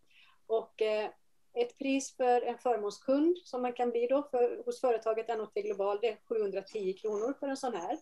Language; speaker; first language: Swedish; native; Swedish